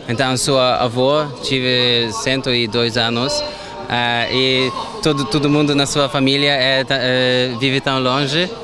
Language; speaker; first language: Portuguese; non-native, learner; Polish